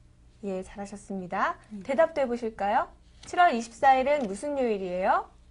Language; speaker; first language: Korean; native; Korean